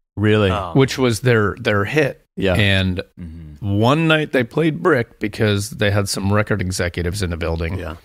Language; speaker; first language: English; native; English